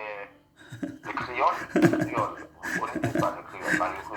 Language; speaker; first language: French; non-native, local second language; Haitian Creole